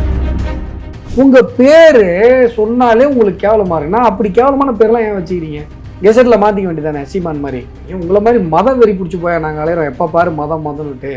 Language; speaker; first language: Tamil; native; Tamil